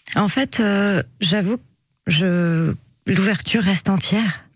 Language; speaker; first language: French; native; French